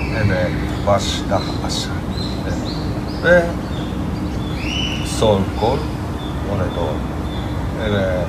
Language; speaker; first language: Turkish; non-native, learner; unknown